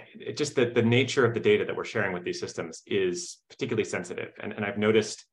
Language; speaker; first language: English; native; English